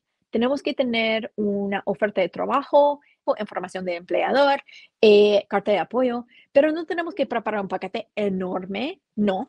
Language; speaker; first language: Spanish; non-native, fluent; English